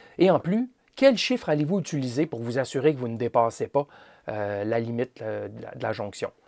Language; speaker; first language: French; native; French